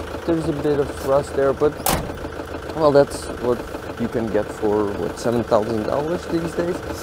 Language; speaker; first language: English; non-native, fluent; Ukrainian